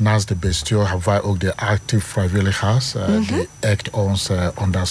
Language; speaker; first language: Dutch; non-native, fluent; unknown